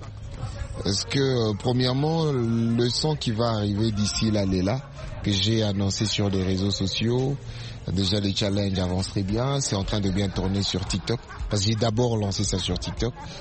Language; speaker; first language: French; non-native, local second language; Swahili